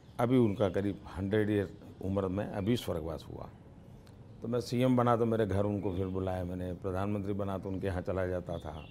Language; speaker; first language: Hindi; non-native, local second language; Gujarati